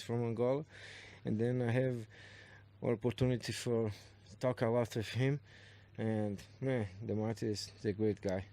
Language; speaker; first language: English; non-native, learner; Portuguese